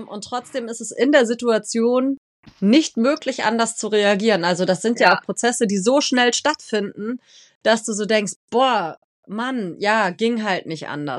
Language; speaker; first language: German; native; German